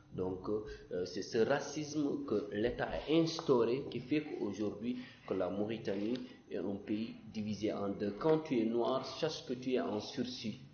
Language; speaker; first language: French; non-native, local second language; Fula